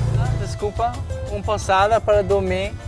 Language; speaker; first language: Portuguese; non-native, learner; English